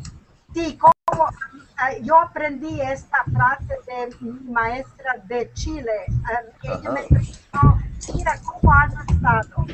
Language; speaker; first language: Spanish; non-native, fluent; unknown